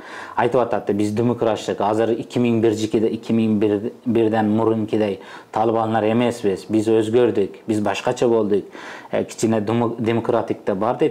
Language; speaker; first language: Kyrgyz; non-native, fluent; Uzbek